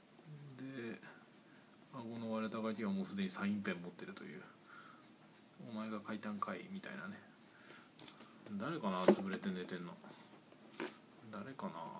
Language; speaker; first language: Japanese; native; Japanese